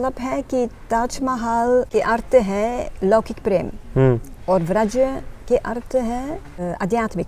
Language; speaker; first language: Hindi; non-native, learner; Dutch